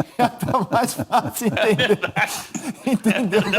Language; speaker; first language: Portuguese; native; Portuguese